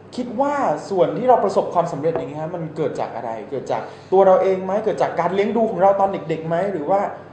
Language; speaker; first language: Thai; native; Thai